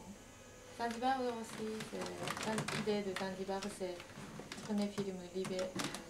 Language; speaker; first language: French; non-native, learner; Japanese